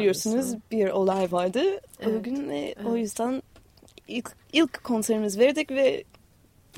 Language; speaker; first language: Turkish; non-native, learner; English